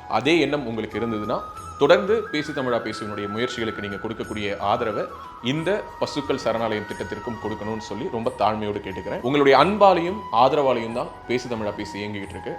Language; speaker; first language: Tamil; native; Tamil